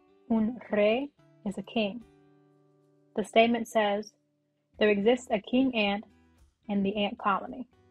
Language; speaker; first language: English; native; English